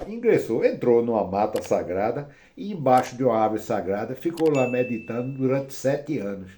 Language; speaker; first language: Portuguese; native; Portuguese